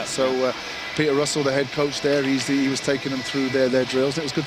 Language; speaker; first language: English; native; English